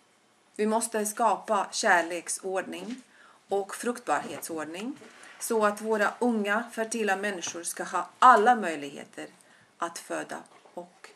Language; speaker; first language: Swedish; non-native, fluent; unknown